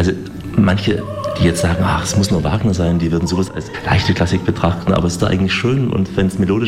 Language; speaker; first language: German; native; German